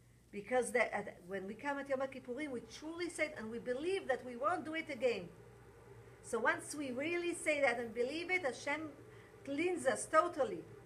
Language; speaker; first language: English; non-native, fluent; Hebrew